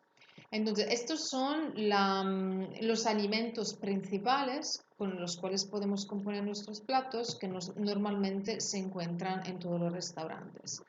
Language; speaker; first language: Spanish; non-native, fluent; Italian